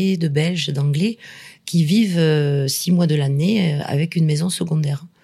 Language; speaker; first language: French; native; French